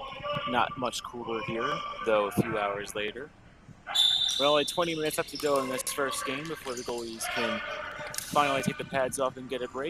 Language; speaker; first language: English; native; English